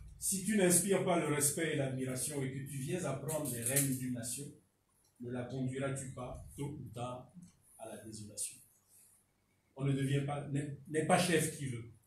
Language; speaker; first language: French; non-native, local second language; Fon